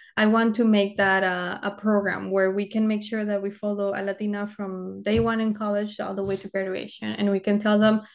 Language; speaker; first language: English; early bilingual, other home language; Spanish